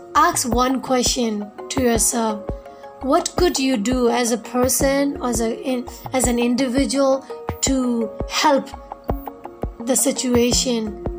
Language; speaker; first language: English; non-native, fluent; Burmese